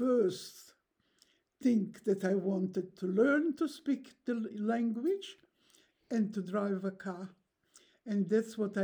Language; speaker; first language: English; non-native, fluent; Russian